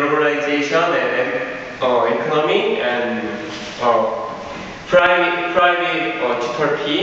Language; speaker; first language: English; non-native, learner; Korean